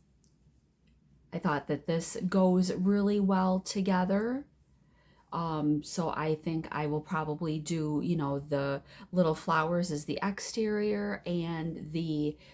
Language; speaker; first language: English; native; English